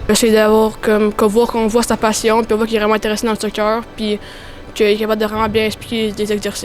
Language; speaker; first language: French; native; French